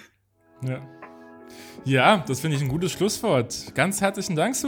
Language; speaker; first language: German; native; German